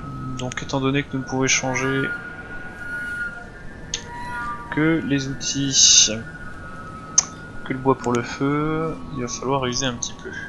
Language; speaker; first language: French; native; French